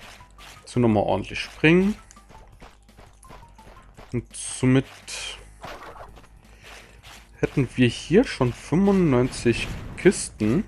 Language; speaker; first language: German; native; German